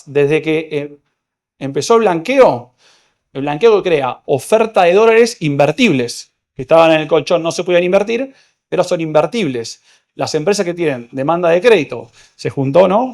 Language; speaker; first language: Spanish; native; Spanish